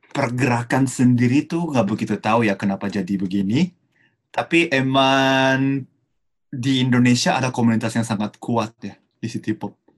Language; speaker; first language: Indonesian; non-native, fluent; Japanese